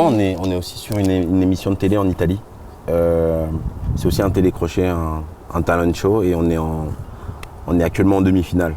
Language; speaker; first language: French; native; French